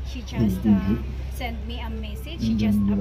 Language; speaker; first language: English; non-native, local second language; Filipino